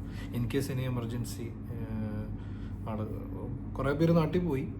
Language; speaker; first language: Malayalam; native; Malayalam